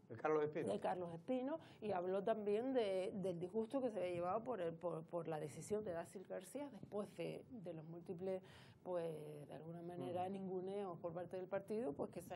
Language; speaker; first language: Spanish; native; Spanish